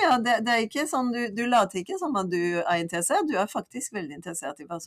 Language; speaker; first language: Norwegian; non-native, fluent; French